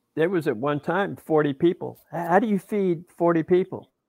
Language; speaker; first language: English; native; English